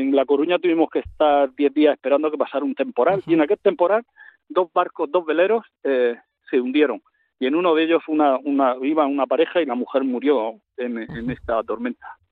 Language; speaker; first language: Spanish; native; Spanish